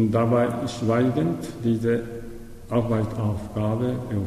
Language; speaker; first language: German; non-native, learner; Japanese